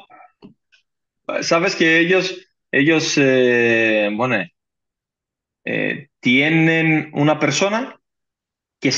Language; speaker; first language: Spanish; non-native, fluent; Greek